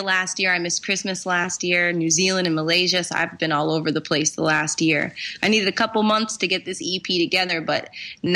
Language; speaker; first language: English; native; English